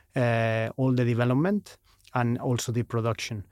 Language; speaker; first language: English; non-native, fluent; Spanish